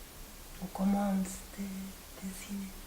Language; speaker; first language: French; non-native, fluent; Spanish